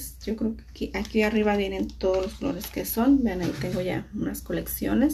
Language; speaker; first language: Spanish; native; Spanish